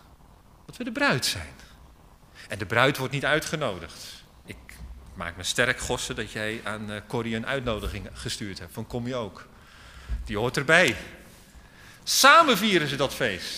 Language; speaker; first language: Dutch; native; Dutch